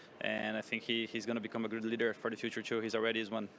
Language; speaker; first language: English; non-native, fluent; Portuguese